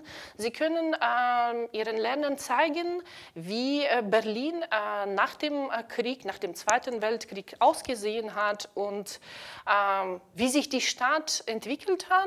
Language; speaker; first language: German; non-native, fluent; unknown